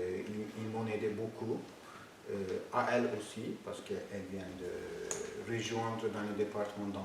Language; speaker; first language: French; non-native, fluent; Turkish